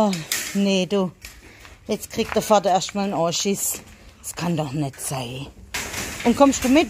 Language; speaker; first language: German; native; German